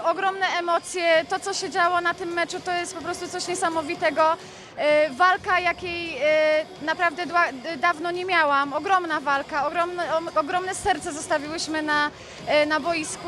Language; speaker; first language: Polish; native; Polish